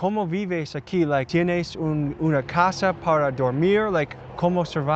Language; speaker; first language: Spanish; non-native, learner; English